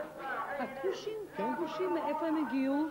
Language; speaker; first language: Hebrew; native; Hebrew